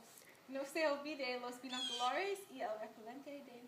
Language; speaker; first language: Spanish; non-native, learner; English